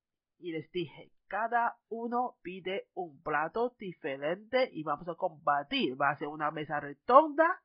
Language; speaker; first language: Spanish; non-native, fluent; Chinese